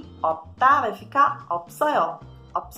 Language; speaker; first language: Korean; non-native, fluent; Portuguese